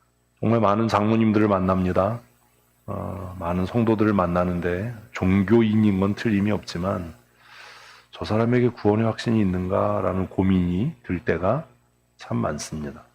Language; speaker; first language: Korean; native; Korean